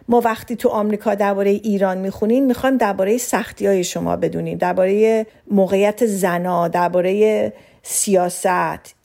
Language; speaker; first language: Persian; early bilingual, heritage; Persian